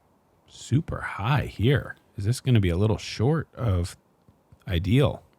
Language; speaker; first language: English; native; English